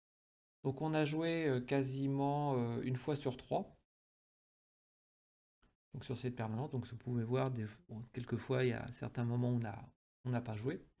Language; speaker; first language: French; native; French